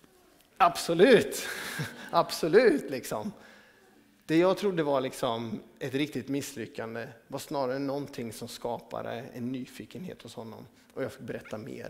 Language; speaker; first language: Swedish; native; Swedish